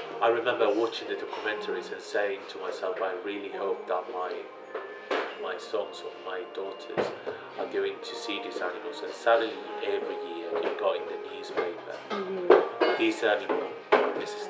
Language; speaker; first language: English; non-native, fluent; Spanish